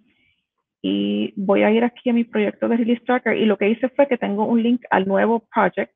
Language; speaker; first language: Spanish; native; Spanish